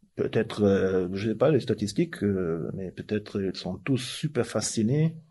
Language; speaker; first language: French; non-native, fluent; German